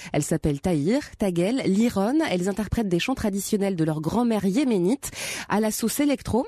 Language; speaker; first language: French; native; French